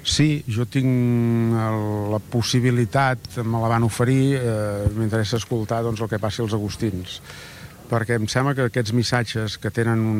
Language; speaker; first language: Catalan; native; Catalan